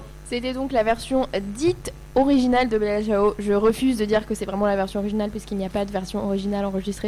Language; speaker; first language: French; native; French